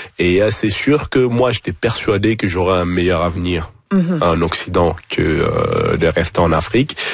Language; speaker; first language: French; early bilingual, other home language; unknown